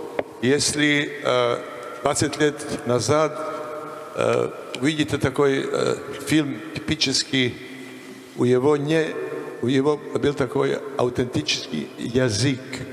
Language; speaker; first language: Russian; non-native, learner; Serbian